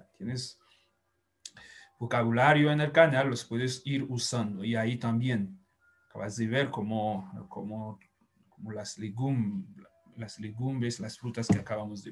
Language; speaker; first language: Spanish; non-native, fluent; French